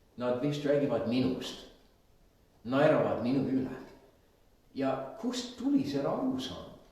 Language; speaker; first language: Estonian; non-native, fluent; English